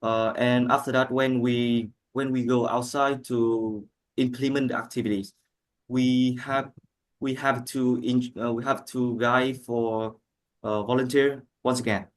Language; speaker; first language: English; non-native, learner; Vietnamese